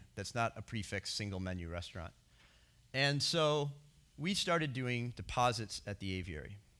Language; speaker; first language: English; native; English